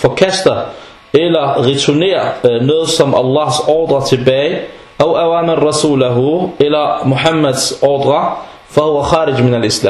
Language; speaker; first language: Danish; early bilingual, other home language; Arabic